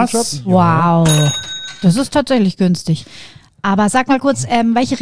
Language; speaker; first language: German; native; German